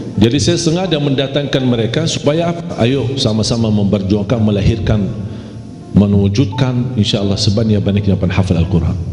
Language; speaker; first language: Indonesian; non-native, fluent; Arabic